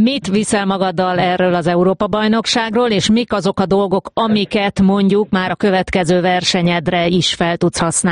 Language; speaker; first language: Hungarian; native; Hungarian